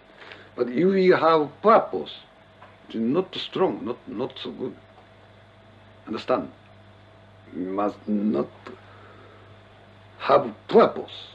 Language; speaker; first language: English; non-native, learner; Japanese